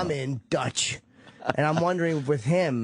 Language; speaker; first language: English; native; English